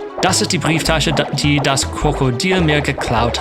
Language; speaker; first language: German; non-native, learner; English